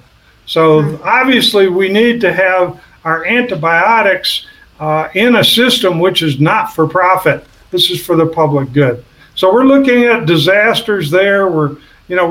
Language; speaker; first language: English; native; English